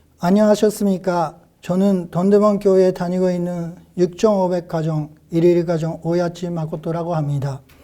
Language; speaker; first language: Korean; non-native, fluent; Japanese